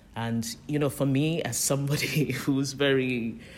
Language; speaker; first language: English; native; English